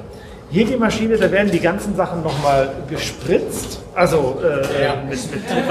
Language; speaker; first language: German; native; German